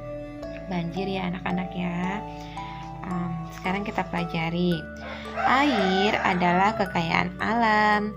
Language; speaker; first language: Indonesian; native; Indonesian